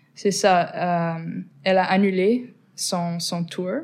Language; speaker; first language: French; non-native, fluent; English